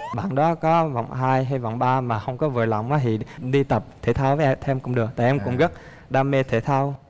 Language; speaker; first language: Vietnamese; early bilingual, heritage; Vietnamese